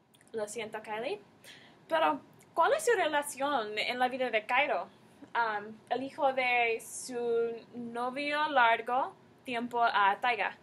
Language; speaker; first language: Spanish; non-native, learner; English